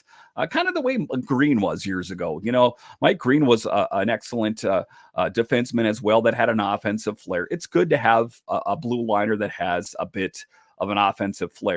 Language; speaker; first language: English; native; English